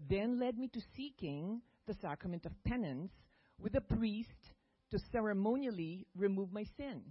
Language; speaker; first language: English; non-native, local second language; Filipino